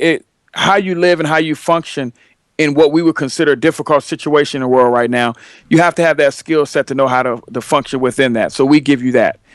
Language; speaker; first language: English; native; English